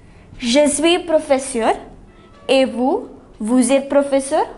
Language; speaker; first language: French; non-native, fluent; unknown